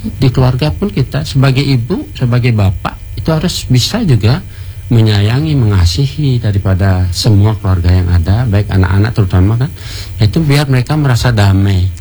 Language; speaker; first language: Malay; non-native, local second language; Balinese